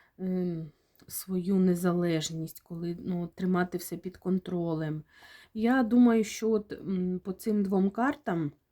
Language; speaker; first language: Ukrainian; non-native, local second language; Russian